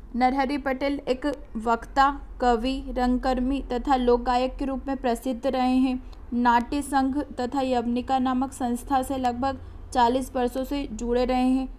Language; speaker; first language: Hindi; native; Hindi